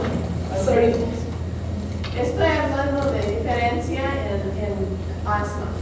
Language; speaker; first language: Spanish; non-native, learner; English